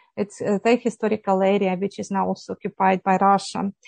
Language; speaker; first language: English; non-native, fluent; Ukrainian